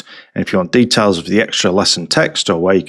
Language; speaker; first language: English; native; English